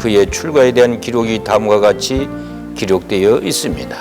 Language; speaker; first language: Korean; native; Korean